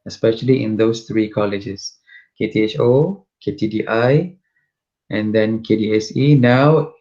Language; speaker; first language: English; non-native, local second language; Malay